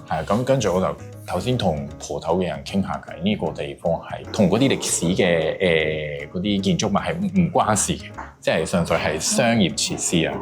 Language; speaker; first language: Cantonese; non-native, fluent; Japanese